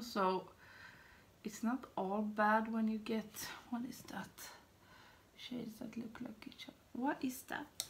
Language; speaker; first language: English; non-native, fluent; Swedish